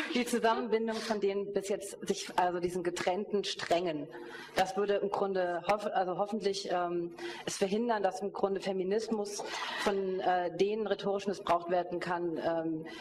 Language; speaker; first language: German; native; German